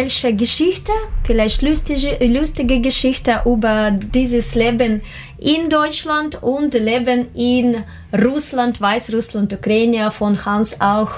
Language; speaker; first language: German; non-native, learner; Russian